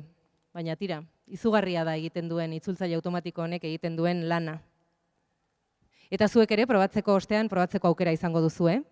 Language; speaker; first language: Basque; native; Basque